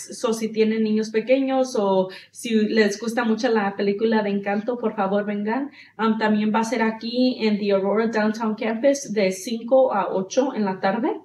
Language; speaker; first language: Spanish; early bilingual, heritage; Spanish